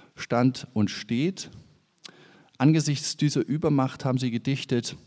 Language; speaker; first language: German; native; German